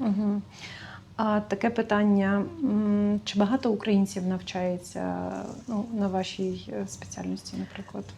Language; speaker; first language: Ukrainian; native; Ukrainian